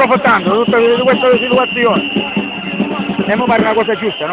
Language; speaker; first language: Italian; native; Italian